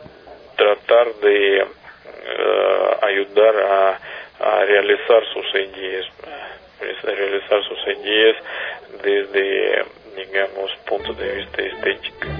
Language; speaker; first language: Spanish; non-native, learner; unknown